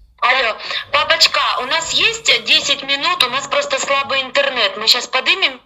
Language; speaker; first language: Russian; native; Russian